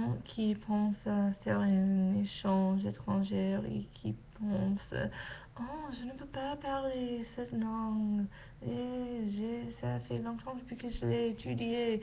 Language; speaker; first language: French; non-native, learner; English